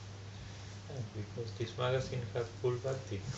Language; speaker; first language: English; non-native, learner; German